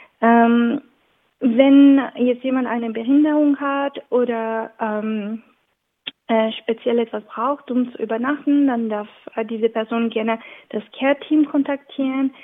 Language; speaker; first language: German; non-native, local second language; French